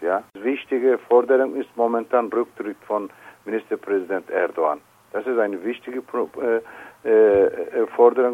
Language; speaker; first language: German; non-native, learner; Turkish